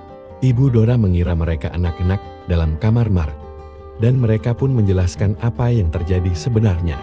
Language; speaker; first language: Indonesian; native; Indonesian